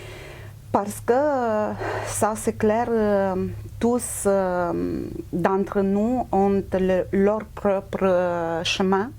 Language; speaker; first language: French; non-native, fluent; Romanian